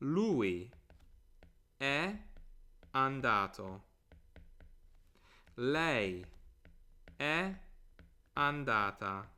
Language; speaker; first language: Italian; non-native, fluent; English